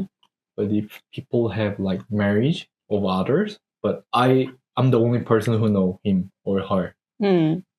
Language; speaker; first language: English; non-native, learner; Korean